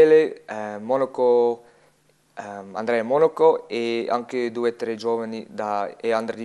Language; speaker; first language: Italian; non-native, learner; Afrikaans